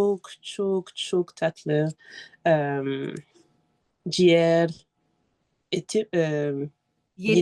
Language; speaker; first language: Turkish; non-native, learner; French